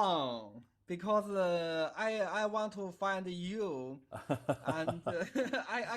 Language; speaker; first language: English; non-native, learner; Chinese